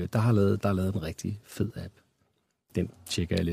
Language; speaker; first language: Danish; native; Danish